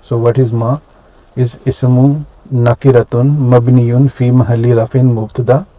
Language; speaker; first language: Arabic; non-native, fluent; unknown